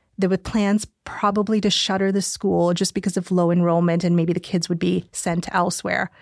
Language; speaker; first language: English; early bilingual, other home language; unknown